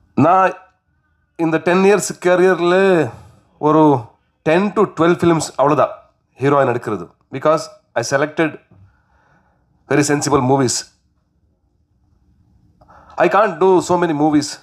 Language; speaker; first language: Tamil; non-native, learner; Kannada